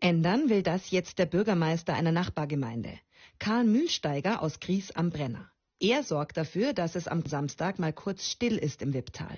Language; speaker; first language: German; native; German